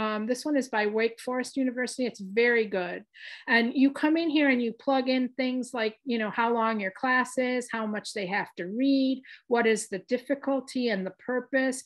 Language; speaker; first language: English; early bilingual, other home language; Spanish